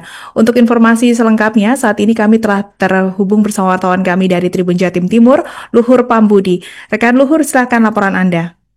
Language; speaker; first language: Indonesian; native; Indonesian